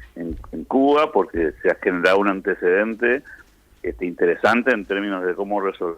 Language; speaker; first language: Spanish; native; Spanish